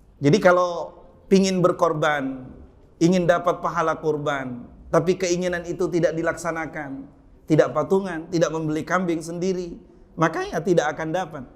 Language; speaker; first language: Indonesian; native; Indonesian